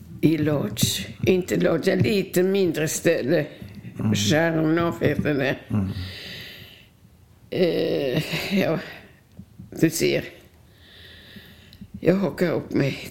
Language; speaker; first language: Swedish; non-native, fluent; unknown